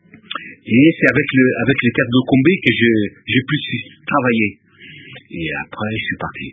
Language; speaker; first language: French; non-native, local second language; Lingala